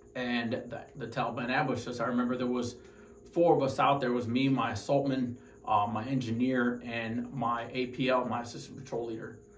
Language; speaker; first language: English; native; English